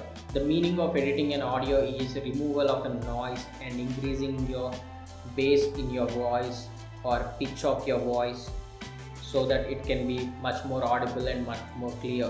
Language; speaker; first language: English; non-native, local second language; Telugu